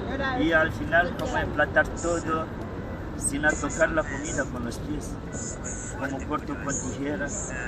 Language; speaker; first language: Spanish; non-native, learner; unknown